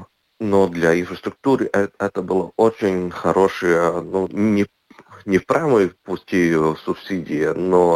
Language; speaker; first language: Russian; non-native, local second language; Latvian